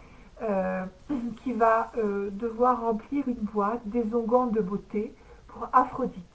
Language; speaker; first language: French; native; French